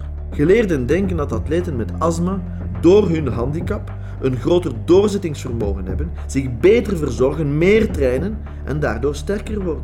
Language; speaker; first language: Dutch; native; Dutch